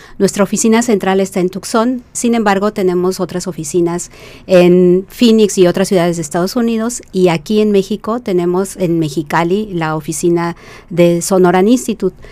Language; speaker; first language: Spanish; native; Spanish